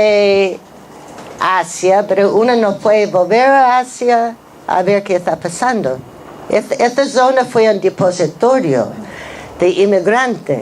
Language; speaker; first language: Spanish; non-native, fluent; English